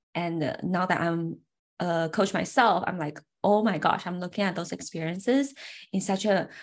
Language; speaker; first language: English; early bilingual, other home language; Chinese